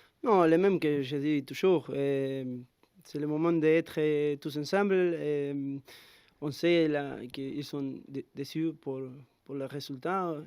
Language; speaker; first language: French; non-native, fluent; Spanish